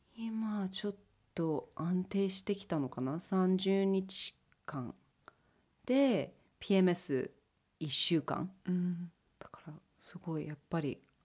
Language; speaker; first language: Japanese; early bilingual, heritage; English